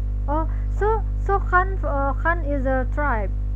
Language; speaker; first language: English; non-native, learner; Indonesian